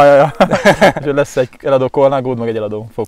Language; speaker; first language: Hungarian; native; Hungarian